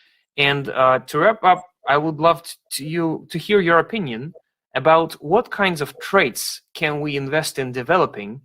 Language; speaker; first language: English; non-native, fluent; Russian